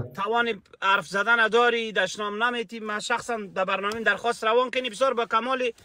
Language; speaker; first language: Persian; native; Persian